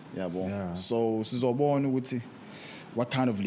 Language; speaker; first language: English; non-native, local second language; Zulu